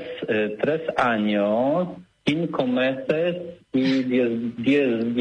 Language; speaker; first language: Spanish; non-native, learner; Polish